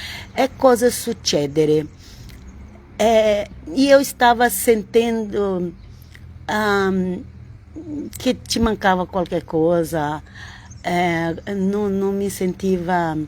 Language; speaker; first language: Italian; non-native, learner; Portuguese